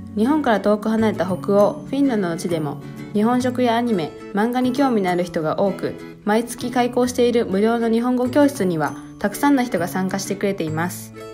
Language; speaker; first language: Japanese; native; Japanese